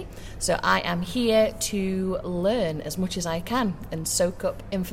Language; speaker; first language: English; native; English